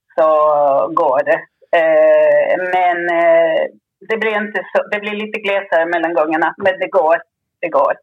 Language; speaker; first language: Swedish; early bilingual, other home language; Spanish